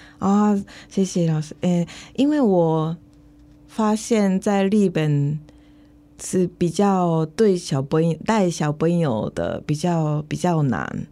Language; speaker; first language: Chinese; non-native, fluent; Japanese